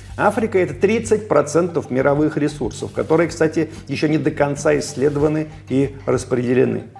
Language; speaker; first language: Russian; native; Russian